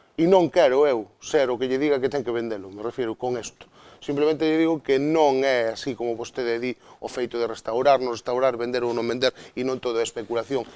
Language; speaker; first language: Galician; non-native, local second language; Spanish